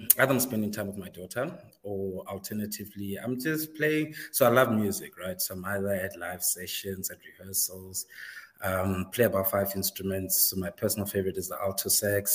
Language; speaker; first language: English; non-native, local second language; Northern Sotho